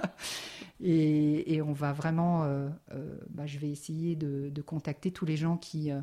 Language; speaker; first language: French; native; French